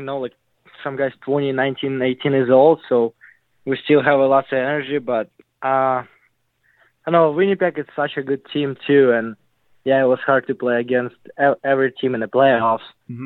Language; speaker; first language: English; non-native, learner; Russian